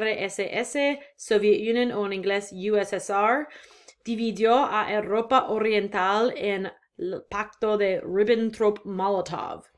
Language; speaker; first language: Spanish; non-native, fluent; English